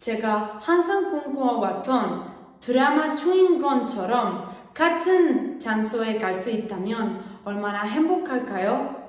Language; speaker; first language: Korean; non-native, learner; Spanish